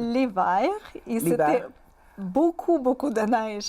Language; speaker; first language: French; non-native, fluent; Russian